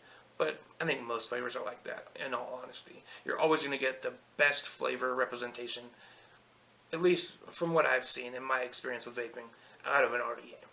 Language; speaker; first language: English; native; English